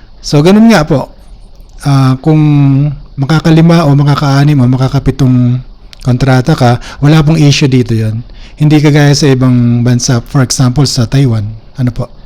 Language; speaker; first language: Filipino; native; Filipino